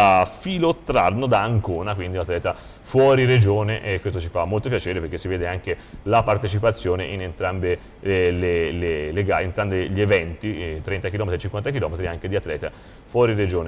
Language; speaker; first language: Italian; native; Italian